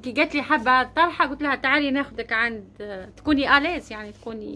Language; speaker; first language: Arabic; native; Arabic